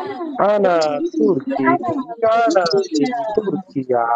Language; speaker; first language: Arabic; non-native, learner; Bangla